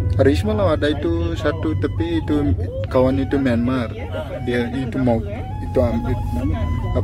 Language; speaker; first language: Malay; non-native, learner; Nepali